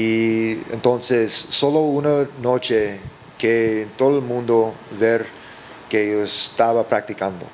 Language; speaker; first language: Spanish; early bilingual, heritage; English